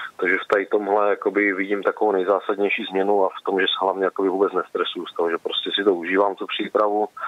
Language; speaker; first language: Czech; native; Czech